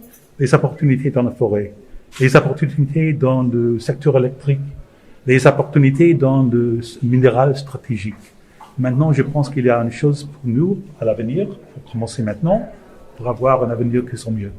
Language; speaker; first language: French; non-native, local second language; English